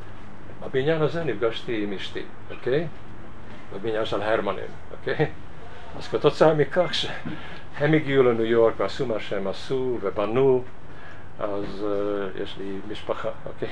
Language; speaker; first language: Hebrew; non-native, fluent; Hungarian